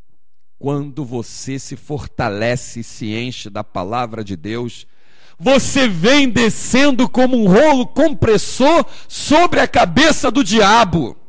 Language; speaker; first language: Portuguese; native; Portuguese